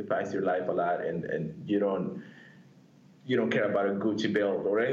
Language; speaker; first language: English; non-native, fluent; Spanish